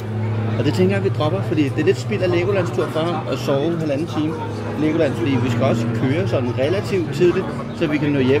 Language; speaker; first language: Danish; native; Danish